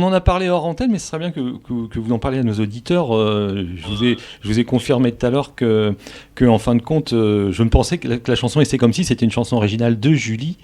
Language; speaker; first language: French; native; French